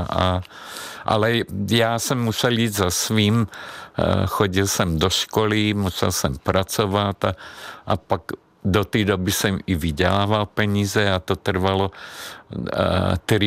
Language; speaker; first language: Czech; non-native, fluent; Hungarian